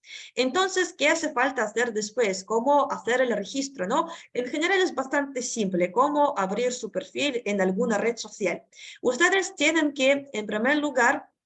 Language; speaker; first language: Spanish; non-native, fluent; Russian